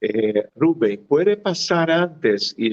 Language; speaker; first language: Spanish; non-native, fluent; Portuguese